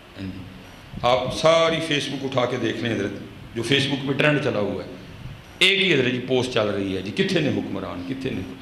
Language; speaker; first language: Urdu; non-native, local second language; Punjabi